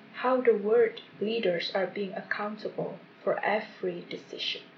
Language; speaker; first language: English; non-native, fluent; Indonesian